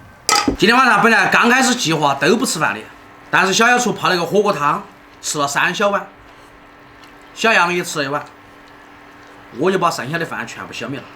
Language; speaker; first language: Chinese; native; Chinese